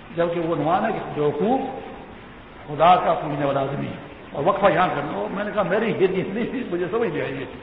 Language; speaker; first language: Urdu; non-native, local second language; Pashto